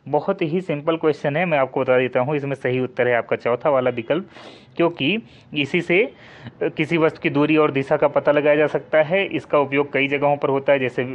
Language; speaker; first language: Hindi; native; Hindi